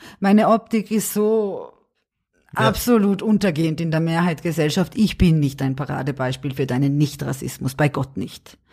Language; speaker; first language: German; early bilingual, other home language; Serbian